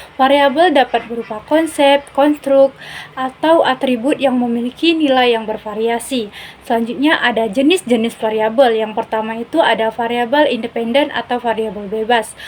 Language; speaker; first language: Indonesian; native; Indonesian